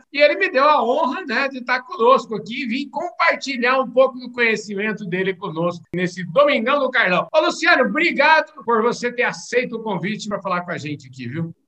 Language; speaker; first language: Portuguese; native; Portuguese